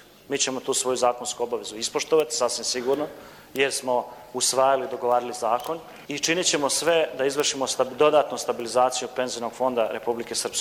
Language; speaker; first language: Croatian; native; Croatian